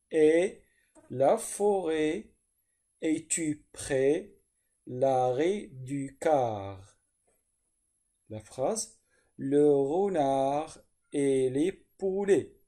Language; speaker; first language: French; non-native, fluent; Arabic